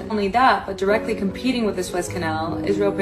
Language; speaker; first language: English; native; English